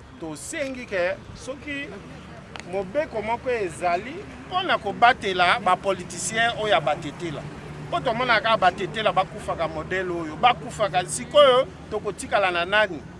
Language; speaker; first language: Lingala; non-native, local second language; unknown